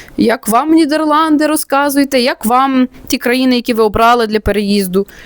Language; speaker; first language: Ukrainian; non-native, local second language; Russian